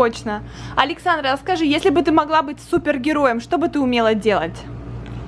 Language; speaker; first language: Russian; native; Russian